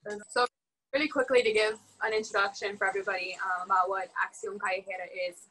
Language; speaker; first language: English; native; English